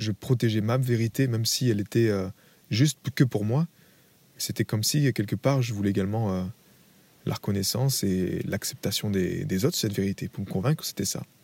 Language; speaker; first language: French; native; French